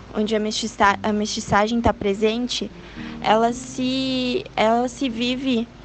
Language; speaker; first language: Portuguese; early bilingual, heritage; Spanish